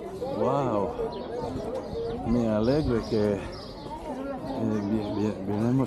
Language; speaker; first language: Spanish; non-native, learner; English